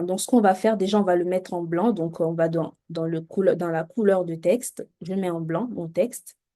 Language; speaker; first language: French; native; French